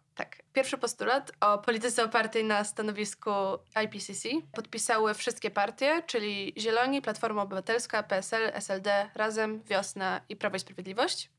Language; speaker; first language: Polish; native; Polish